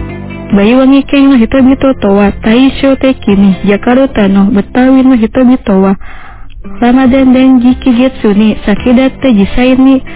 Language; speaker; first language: Japanese; non-native, fluent; Indonesian